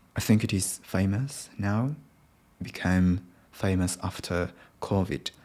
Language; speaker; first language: English; non-native, learner; Japanese